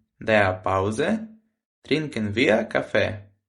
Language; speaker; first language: German; non-native, fluent; Ukrainian